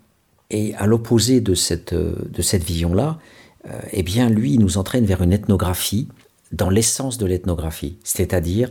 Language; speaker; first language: French; native; French